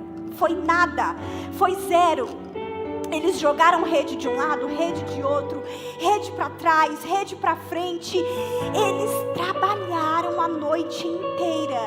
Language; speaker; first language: Portuguese; native; Portuguese